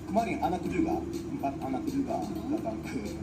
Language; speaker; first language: Indonesian; non-native, learner; Japanese